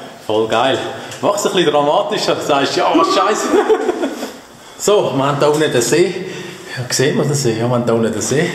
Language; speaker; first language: German; native; German